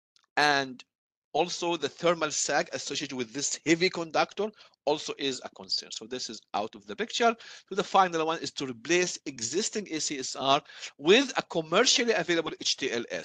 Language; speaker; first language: English; non-native, fluent; Arabic